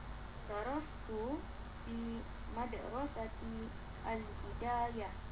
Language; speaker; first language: Arabic; non-native, learner; Malay